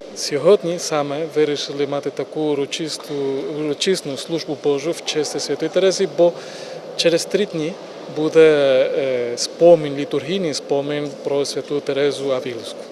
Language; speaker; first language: Ukrainian; non-native, fluent; Spanish